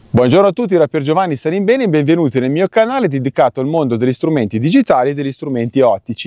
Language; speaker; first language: Italian; native; Italian